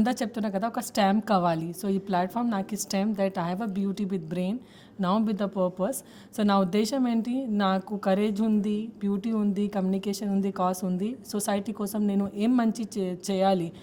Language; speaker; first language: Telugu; non-native, local second language; Hindi